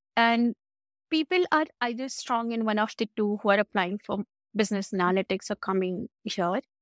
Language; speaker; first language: English; non-native, local second language; Hindi